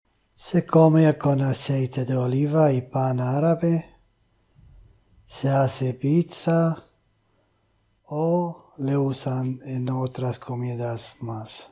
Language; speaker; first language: Spanish; non-native, fluent; Arabic